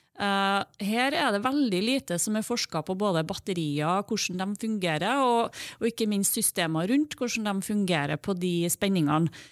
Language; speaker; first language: Norwegian; native; Norwegian